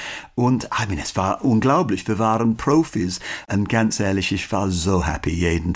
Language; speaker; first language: German; non-native, fluent; English